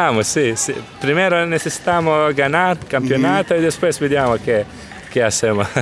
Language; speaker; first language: Spanish; non-native, learner; Croatian